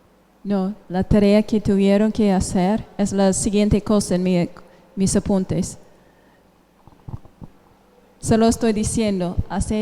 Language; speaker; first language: Spanish; non-native, fluent; English